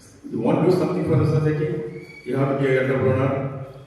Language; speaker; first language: English; non-native, local second language; Tamil